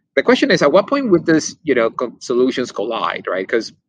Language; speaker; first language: English; non-native, fluent; Spanish